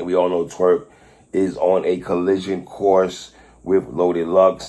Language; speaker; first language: English; native; English